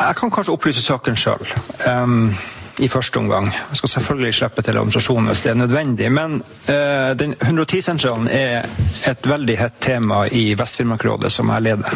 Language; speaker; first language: Norwegian; native; Norwegian